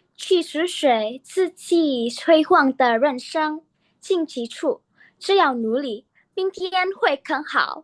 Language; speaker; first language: Chinese; non-native, learner; Indonesian